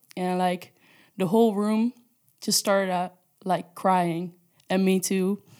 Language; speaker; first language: English; non-native, fluent; Dutch